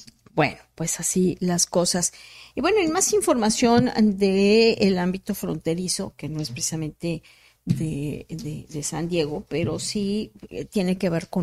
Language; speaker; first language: Spanish; native; Spanish